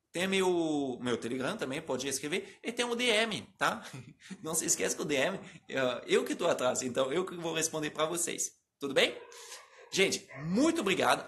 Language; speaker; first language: Portuguese; non-native, fluent; French